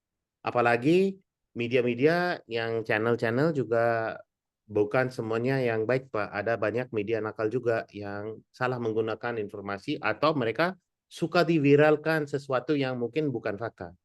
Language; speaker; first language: Indonesian; non-native, fluent; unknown